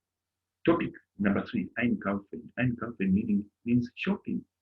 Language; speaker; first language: German; non-native, learner; Bemba